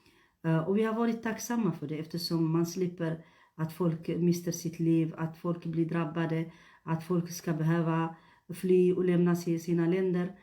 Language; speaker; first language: Swedish; non-native, fluent; Tigrinya